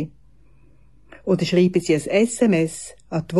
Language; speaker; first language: German; native; German